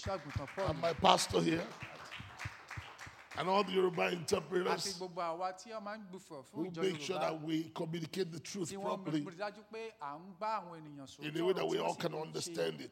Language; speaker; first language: English; non-native, local second language; Igbo